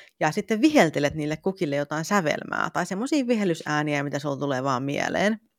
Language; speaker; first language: Finnish; native; Finnish